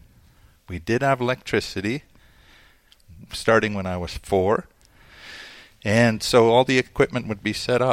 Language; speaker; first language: English; non-native, fluent; Cree